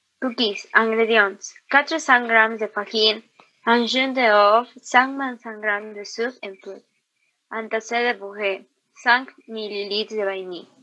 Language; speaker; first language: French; non-native, learner; Spanish